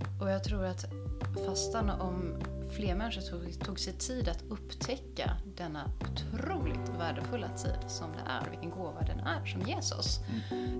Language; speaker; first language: Swedish; native; Swedish